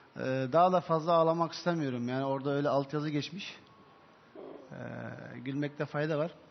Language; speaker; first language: Turkish; early bilingual, heritage; Turkish